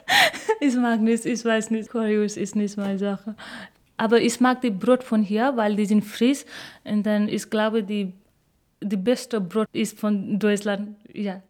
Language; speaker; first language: German; non-native, learner; Nepali